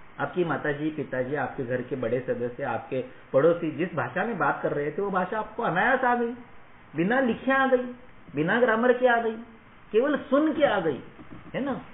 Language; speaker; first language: Hindi; non-native, local second language; Marathi